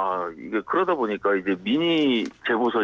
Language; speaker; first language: Korean; native; Korean